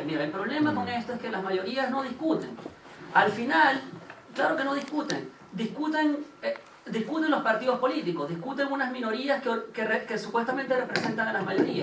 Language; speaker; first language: Spanish; native; Spanish